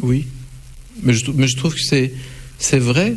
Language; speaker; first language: French; non-native, fluent; Russian